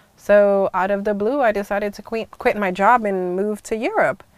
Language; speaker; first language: English; early bilingual, other home language; Haitian Creole